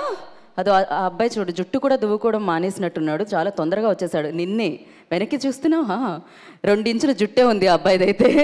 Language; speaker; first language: Telugu; native; Telugu